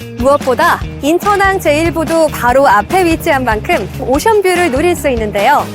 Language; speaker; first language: Korean; native; Korean